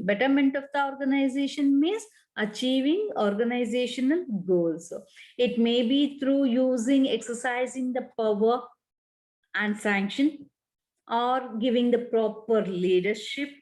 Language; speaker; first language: English; non-native, local second language; Kannada